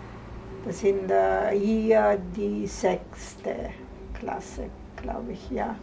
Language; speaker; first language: German; non-native, learner; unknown